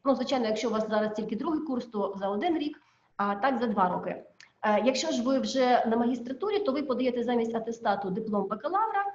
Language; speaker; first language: Ukrainian; native; Ukrainian